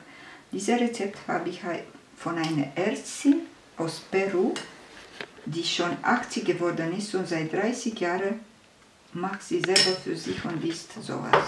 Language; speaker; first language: German; non-native, fluent; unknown